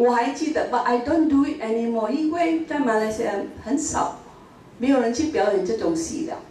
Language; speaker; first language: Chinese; non-native, local second language; Min Nan Chinese